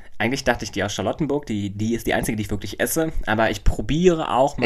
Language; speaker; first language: German; native; German